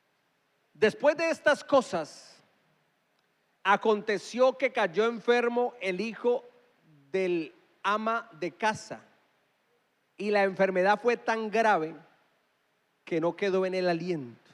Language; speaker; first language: Spanish; native; Spanish